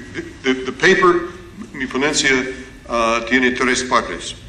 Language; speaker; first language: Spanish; non-native, learner; English